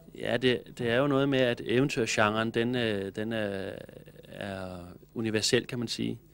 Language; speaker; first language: Danish; native; Danish